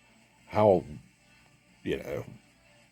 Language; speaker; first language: English; native; English